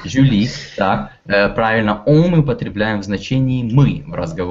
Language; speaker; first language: Russian; native; Russian